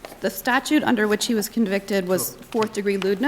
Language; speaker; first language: English; native; English